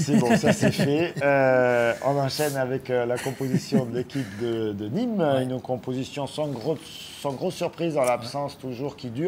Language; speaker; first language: French; native; French